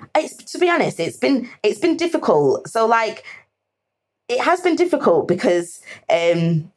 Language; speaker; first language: English; native; English